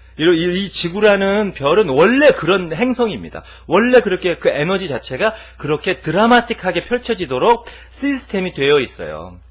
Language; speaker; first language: Korean; native; Korean